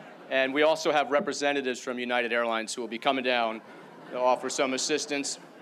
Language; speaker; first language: English; native; English